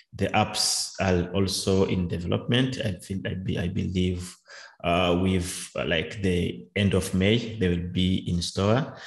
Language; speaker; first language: English; non-native, local second language; Kinyarwanda